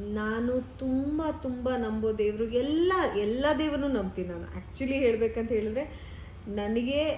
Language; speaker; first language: Kannada; non-native, local second language; Kodava